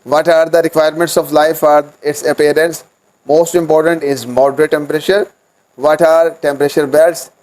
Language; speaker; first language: English; non-native, local second language; Urdu